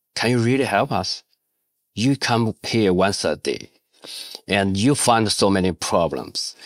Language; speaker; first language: English; non-native, learner; Chinese